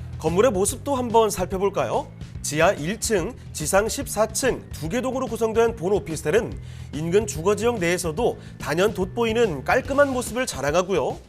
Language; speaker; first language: Korean; native; Korean